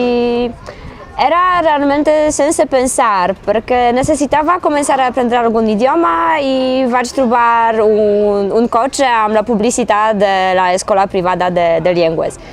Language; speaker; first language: Catalan; non-native, learner; Polish